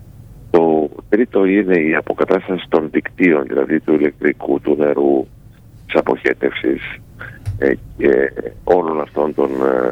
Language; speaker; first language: Greek; native; Greek